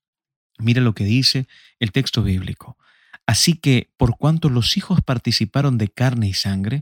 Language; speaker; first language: Spanish; native; Spanish